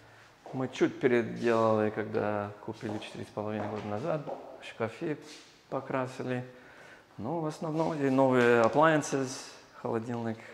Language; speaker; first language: Russian; non-native, learner; English